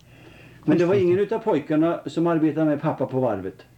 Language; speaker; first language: Swedish; native; Swedish